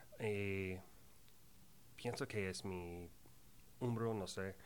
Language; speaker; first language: Spanish; non-native, learner; English